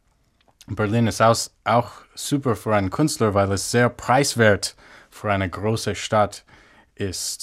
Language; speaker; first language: German; non-native, fluent; English